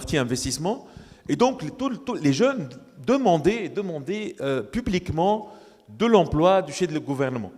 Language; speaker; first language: French; non-native, local second language; Arabic